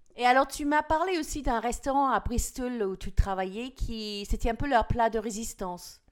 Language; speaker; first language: French; non-native, fluent; English